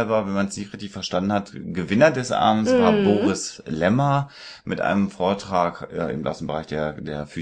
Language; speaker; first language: German; native; German